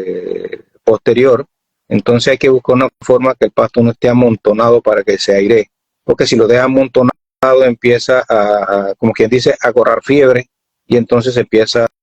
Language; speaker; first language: Spanish; native; Spanish